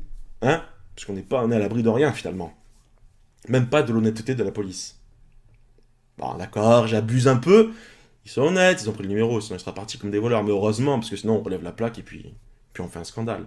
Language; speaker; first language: French; native; French